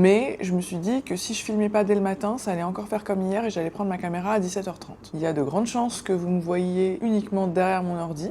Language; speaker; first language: French; native; French